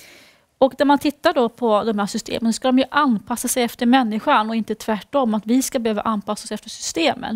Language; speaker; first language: Swedish; native; Swedish